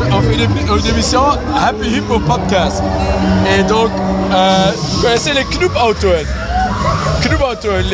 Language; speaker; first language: German; native; German